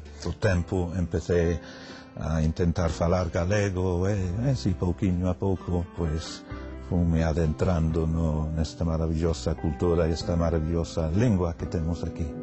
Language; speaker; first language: Galician; non-native, fluent; English